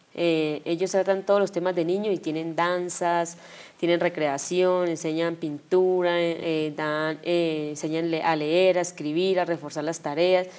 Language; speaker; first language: Spanish; native; Spanish